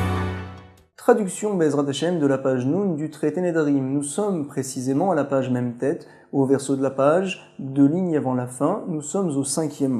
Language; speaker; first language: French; native; French